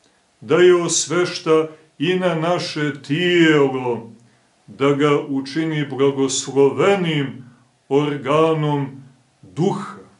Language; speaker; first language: Serbian; native; Serbian